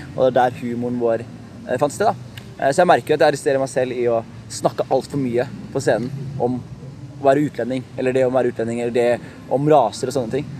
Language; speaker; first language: Norwegian; early bilingual, other home language; Somali